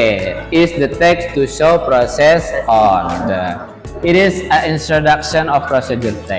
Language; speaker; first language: English; non-native, learner; Indonesian